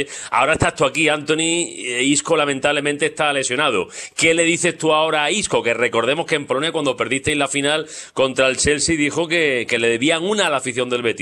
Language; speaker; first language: Spanish; native; Spanish